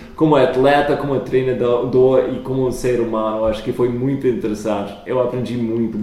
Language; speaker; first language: Portuguese; non-native, fluent; English